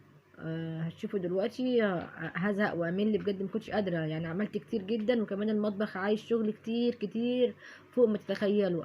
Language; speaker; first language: Arabic; native; Arabic